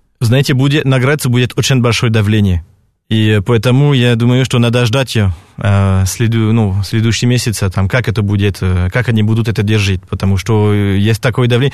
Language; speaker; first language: Russian; non-native, fluent; French